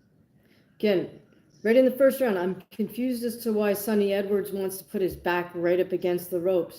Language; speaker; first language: English; native; English